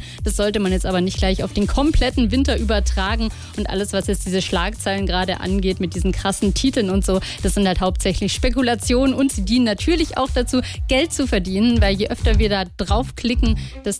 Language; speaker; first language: German; native; German